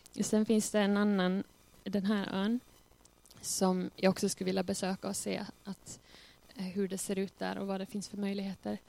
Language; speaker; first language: Swedish; native; Swedish